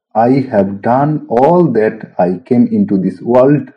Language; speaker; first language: English; non-native, local second language; Bangla